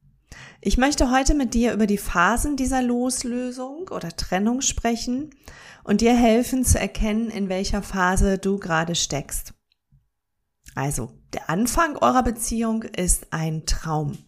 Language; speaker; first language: German; native; German